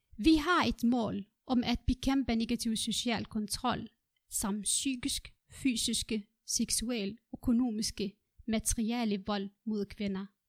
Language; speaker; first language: Danish; non-native, fluent; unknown